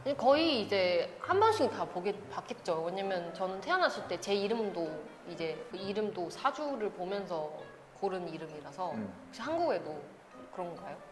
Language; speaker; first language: Korean; non-native, fluent; Chinese